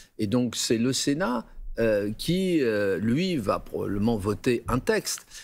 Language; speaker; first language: French; native; French